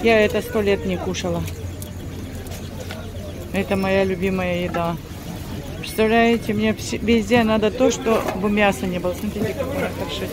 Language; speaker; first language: Russian; native; Russian